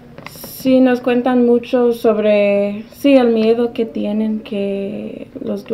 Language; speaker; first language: Spanish; non-native, fluent; English